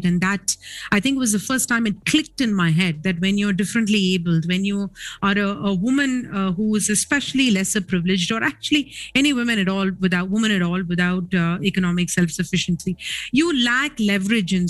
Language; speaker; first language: English; non-native, local second language; Tamil